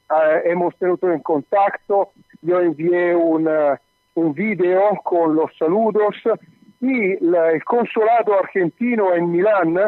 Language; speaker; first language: Spanish; non-native, learner; Italian